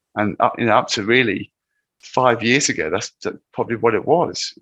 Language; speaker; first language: English; native; English